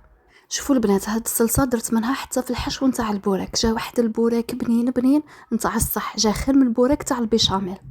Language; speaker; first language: Arabic; native; Arabic